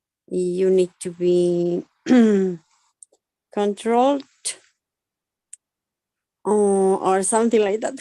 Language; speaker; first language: English; non-native, learner; Spanish